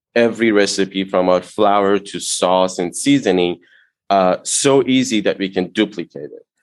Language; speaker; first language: English; non-native, fluent; Persian